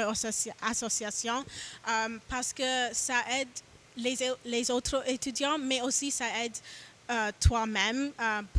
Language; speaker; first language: French; non-native, learner; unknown